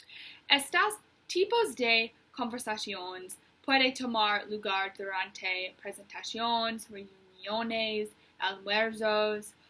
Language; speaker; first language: Spanish; non-native, learner; English